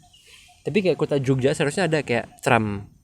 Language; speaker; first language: Indonesian; non-native, fluent; French